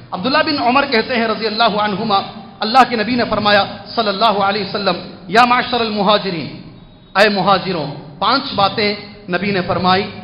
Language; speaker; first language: Urdu; native; Urdu